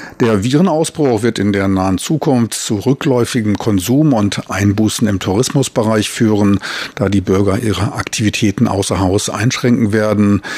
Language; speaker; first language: German; native; German